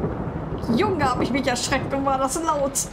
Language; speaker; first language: German; native; German